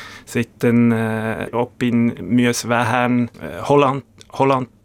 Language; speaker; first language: Finnish; non-native, fluent; German